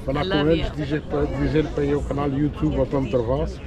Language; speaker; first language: Portuguese; native; Portuguese